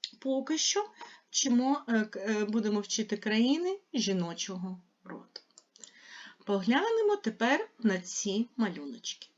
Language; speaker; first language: Ukrainian; native; Ukrainian